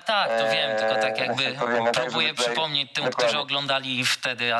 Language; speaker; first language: Polish; native; Polish